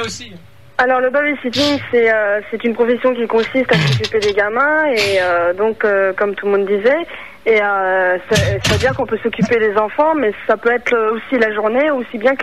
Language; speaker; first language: French; native; French